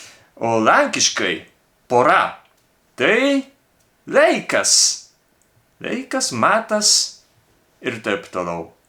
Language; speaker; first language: Lithuanian; non-native, fluent; Japanese